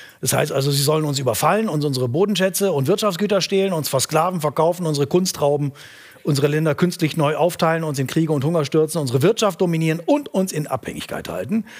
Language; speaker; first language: German; native; German